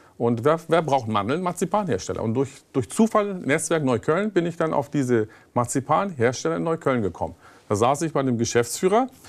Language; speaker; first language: German; early bilingual, other home language; Persian